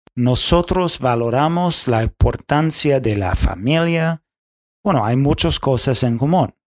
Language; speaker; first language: Spanish; non-native, fluent; English